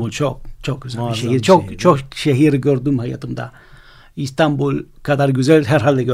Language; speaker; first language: Turkish; non-native, fluent; Spanish